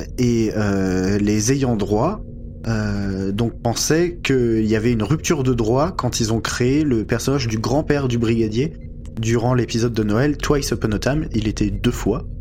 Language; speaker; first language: French; native; French